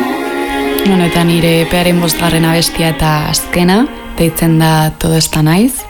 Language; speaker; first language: Basque; non-native, local second language; Spanish